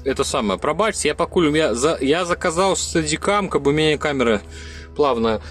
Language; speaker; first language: Russian; native; Russian